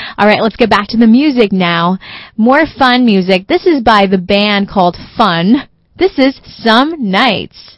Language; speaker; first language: English; early bilingual, other home language; Chinese